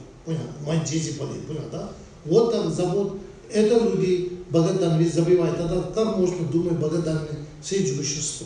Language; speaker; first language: Russian; non-native, learner; Tibetan